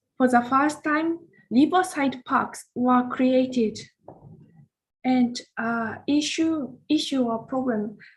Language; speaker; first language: English; non-native, learner; Japanese